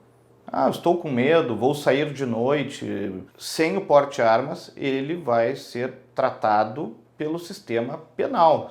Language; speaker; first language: Portuguese; native; Portuguese